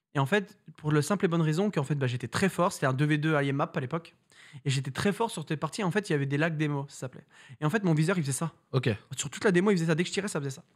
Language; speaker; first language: French; native; French